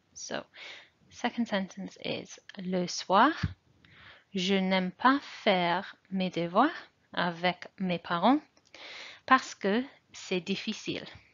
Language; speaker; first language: French; non-native, fluent; English